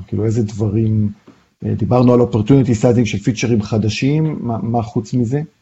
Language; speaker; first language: Hebrew; native; Hebrew